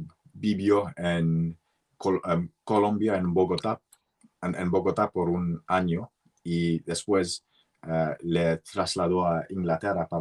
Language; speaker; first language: Spanish; non-native, learner; English